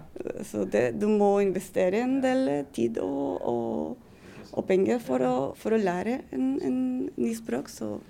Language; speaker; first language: Norwegian; non-native, fluent; Spanish